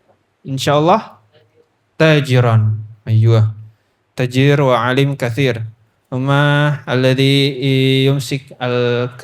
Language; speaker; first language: Arabic; non-native, learner; Indonesian